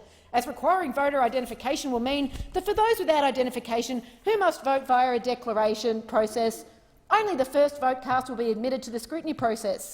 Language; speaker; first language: English; native; English